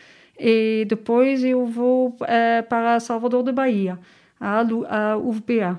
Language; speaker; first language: Portuguese; non-native, learner; Dutch